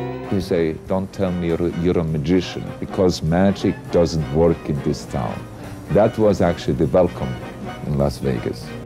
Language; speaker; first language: English; non-native, fluent; German